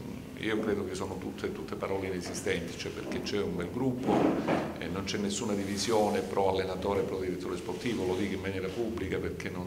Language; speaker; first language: Italian; native; Italian